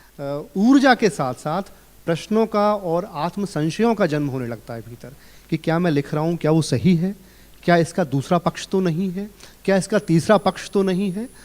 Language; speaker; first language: Hindi; native; Hindi